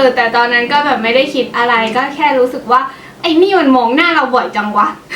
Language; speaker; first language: Thai; native; Thai